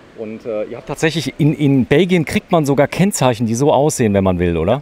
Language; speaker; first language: German; native; German